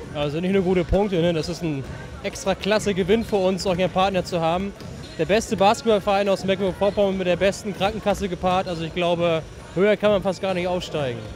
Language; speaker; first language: German; native; German